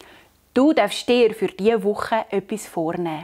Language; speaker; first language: German; native; German